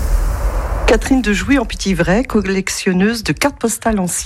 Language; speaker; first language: French; native; French